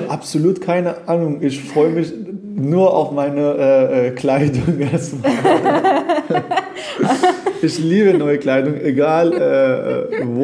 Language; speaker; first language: German; non-native, fluent; Persian